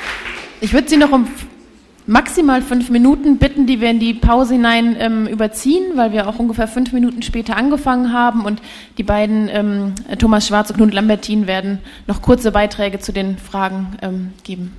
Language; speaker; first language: German; native; German